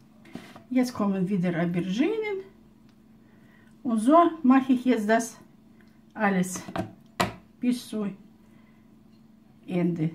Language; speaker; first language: German; non-native, fluent; Russian